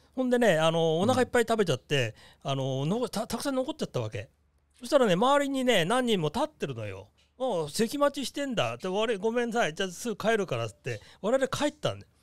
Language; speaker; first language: Japanese; native; Japanese